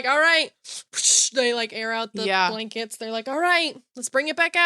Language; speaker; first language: English; native; English